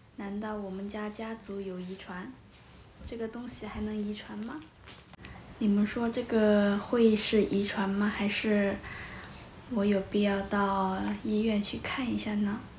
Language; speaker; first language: Chinese; non-native, fluent; Lao